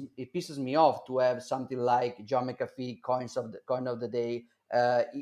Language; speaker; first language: English; non-native, fluent; Italian